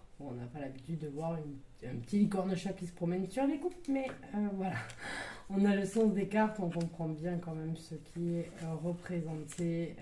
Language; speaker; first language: French; native; French